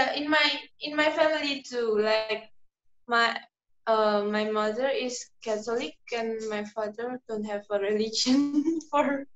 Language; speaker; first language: English; non-native, learner; Indonesian